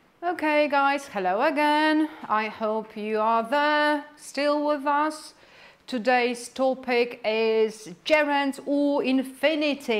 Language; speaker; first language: English; non-native, fluent; Polish